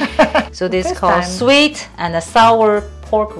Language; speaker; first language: English; non-native, learner; Chinese